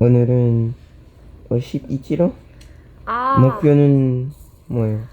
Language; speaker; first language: Korean; non-native, learner; French